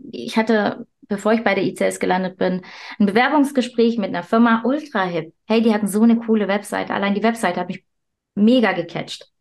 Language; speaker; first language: German; early bilingual, other home language; Turkish